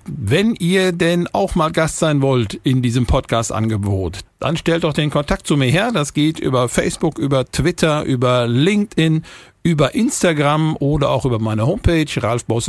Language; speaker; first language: German; native; German